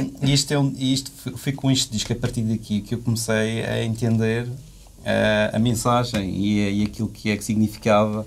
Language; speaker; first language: Portuguese; native; Portuguese